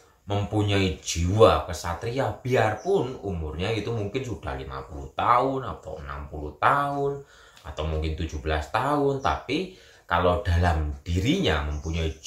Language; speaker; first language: Indonesian; native; Indonesian